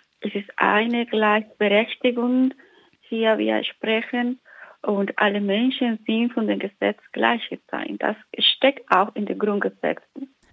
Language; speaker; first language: German; non-native, learner; Spanish